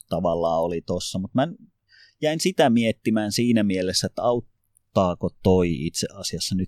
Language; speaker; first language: Finnish; native; Finnish